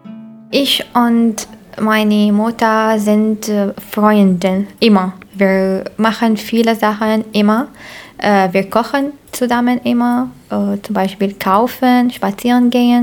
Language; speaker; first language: German; non-native, learner; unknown